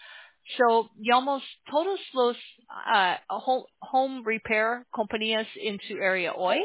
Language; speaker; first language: Spanish; non-native, learner; English